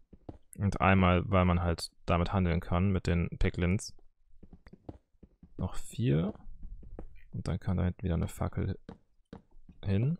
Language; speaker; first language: German; native; German